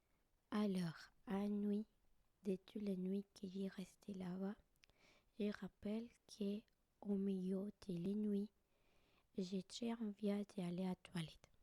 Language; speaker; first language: French; non-native, learner; Spanish